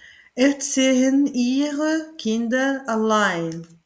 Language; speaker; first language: German; non-native, learner; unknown